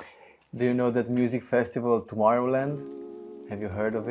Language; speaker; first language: English; non-native, fluent; Romanian